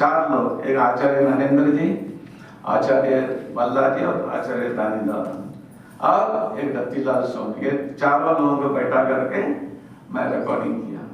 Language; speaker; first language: Hindi; non-native, local second language; Malayalam